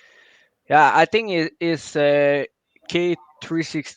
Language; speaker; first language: English; non-native, local second language; French